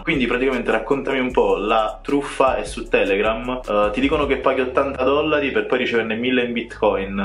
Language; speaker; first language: Italian; native; Italian